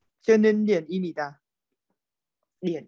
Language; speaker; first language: Korean; non-native, learner; Vietnamese